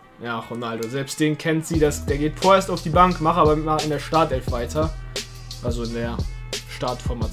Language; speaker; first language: German; early bilingual, other home language; Turkish